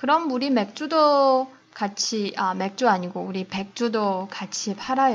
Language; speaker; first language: Korean; non-native, fluent; Chinese